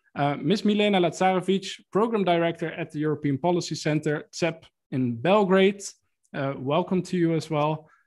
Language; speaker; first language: English; non-native, fluent; Dutch